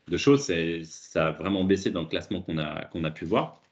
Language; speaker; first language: French; native; French